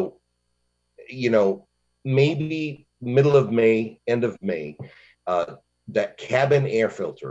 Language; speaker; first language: English; native; English